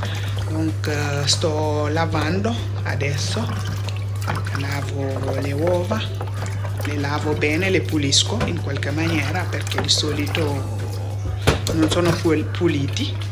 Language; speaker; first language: Italian; non-native, fluent; Wolof